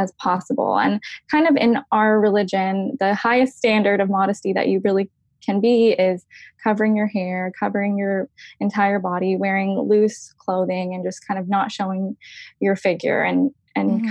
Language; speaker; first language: English; native; English